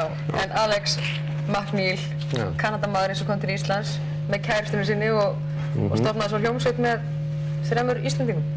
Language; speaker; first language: Icelandic; native; Icelandic